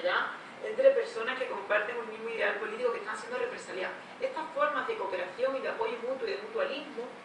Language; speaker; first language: Spanish; native; Spanish